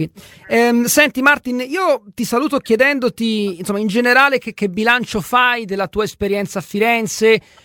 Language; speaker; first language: Italian; native; Italian